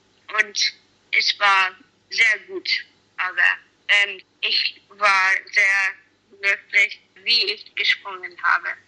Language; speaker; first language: German; non-native, learner; English